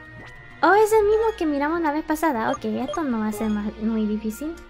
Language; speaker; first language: Spanish; early bilingual, heritage; English